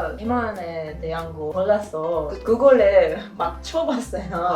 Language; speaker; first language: Korean; non-native, fluent; English